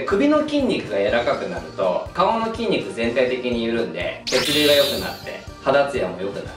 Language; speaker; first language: Japanese; native; Japanese